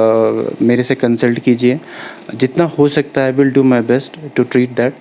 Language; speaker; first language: Hindi; non-native, local second language; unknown